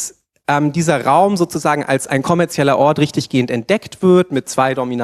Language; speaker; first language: German; native; German